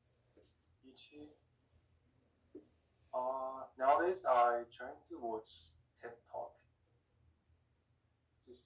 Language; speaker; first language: English; non-native, learner; Korean